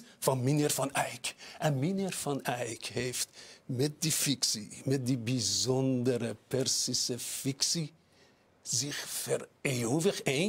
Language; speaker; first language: Dutch; non-native, fluent; Persian